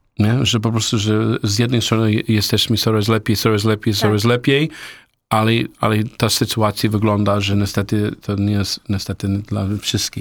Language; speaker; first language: Polish; non-native, learner; English